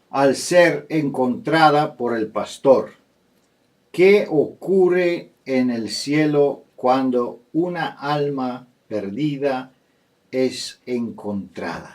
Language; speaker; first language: Spanish; non-native, fluent; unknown